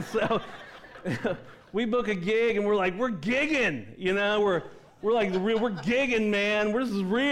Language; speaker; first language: English; native; English